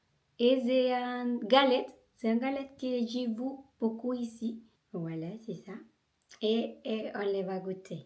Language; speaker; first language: French; non-native, learner; Spanish